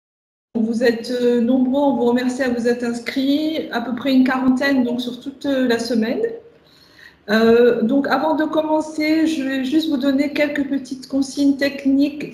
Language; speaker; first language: French; native; French